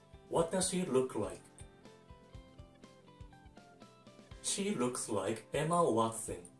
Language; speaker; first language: English; non-native, fluent; Japanese